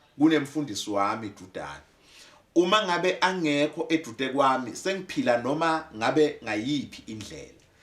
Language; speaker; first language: Zulu; non-native, local second language; Swati